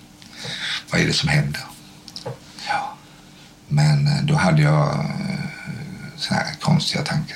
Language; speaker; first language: Swedish; native; Swedish